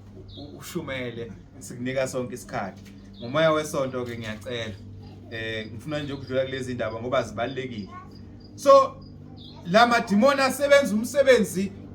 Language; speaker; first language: Zulu; native; Zulu